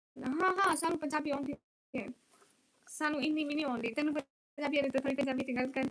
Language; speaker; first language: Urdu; non-native, local second language; Punjabi